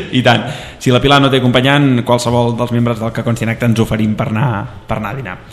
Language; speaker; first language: Catalan; native; Catalan